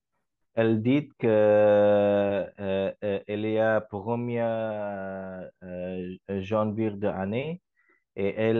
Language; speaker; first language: French; non-native, learner; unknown